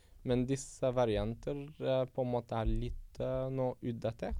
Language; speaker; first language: Norwegian; non-native, fluent; Arabic